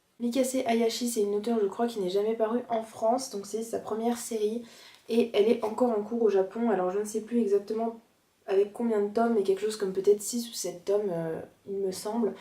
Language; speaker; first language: French; native; French